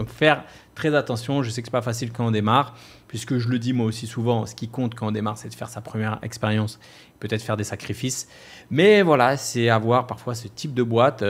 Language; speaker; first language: French; native; French